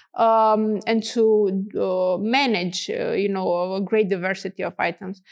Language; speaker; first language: English; non-native, fluent; Romanian